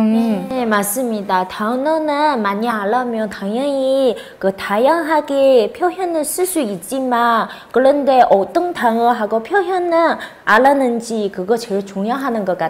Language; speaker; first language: Korean; non-native, fluent; Chinese